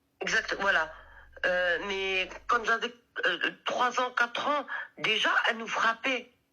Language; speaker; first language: French; early bilingual, other home language; Arabic